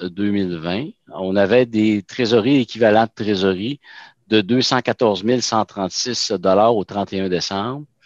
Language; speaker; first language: French; native; French